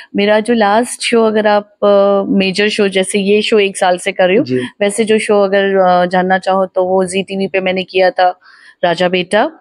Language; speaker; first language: Hindi; non-native, local second language; Gujarati